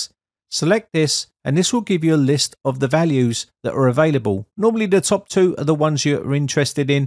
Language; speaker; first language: English; native; English